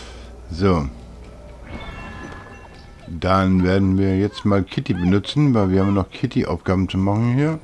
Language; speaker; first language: German; native; German